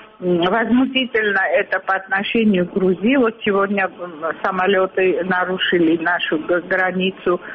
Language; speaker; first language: Russian; non-native, local second language; Georgian